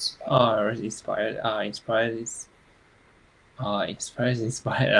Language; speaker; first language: English; non-native, learner; Japanese